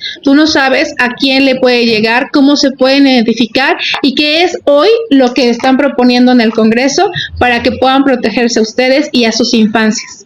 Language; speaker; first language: Spanish; native; Spanish